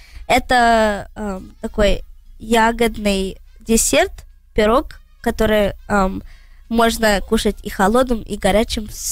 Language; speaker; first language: Russian; early bilingual, heritage; Russian